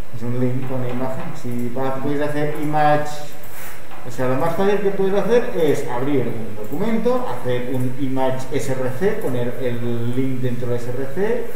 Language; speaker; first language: Spanish; non-native, local second language; Catalan